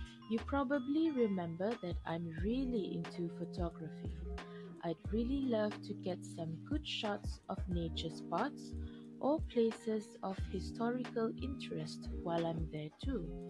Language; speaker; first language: English; non-native, local second language; Malay